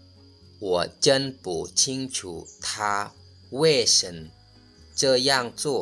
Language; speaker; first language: Chinese; non-native, fluent; Lao